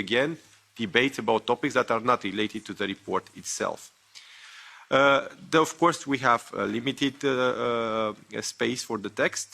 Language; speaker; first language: English; non-native, fluent; Romanian